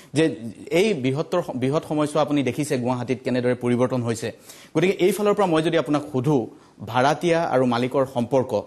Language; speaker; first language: Assamese; native; Assamese